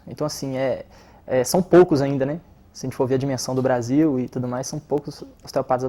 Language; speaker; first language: Portuguese; native; Portuguese